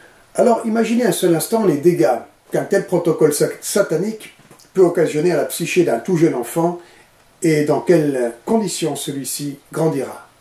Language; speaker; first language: French; native; French